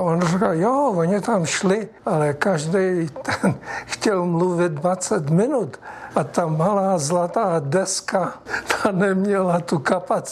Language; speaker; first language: Czech; early bilingual, heritage; Czech